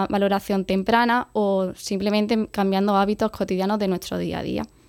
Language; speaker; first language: Spanish; native; Spanish